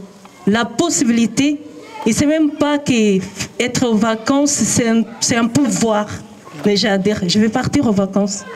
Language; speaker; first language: French; non-native, learner; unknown